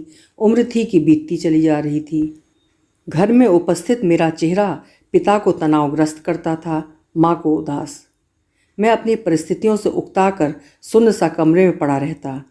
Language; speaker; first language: Hindi; native; Hindi